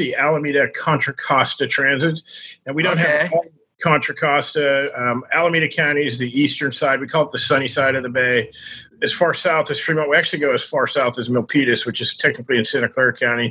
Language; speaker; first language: English; native; English